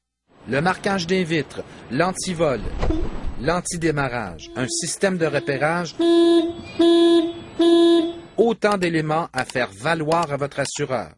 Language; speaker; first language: French; native; French